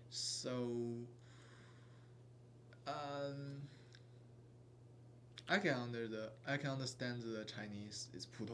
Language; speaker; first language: English; non-native, learner; Chinese